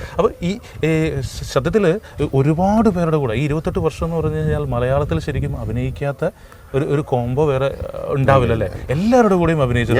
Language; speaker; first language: Malayalam; native; Malayalam